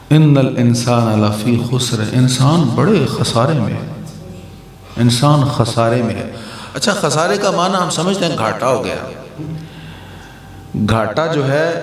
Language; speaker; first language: Urdu; non-native, local second language; Punjabi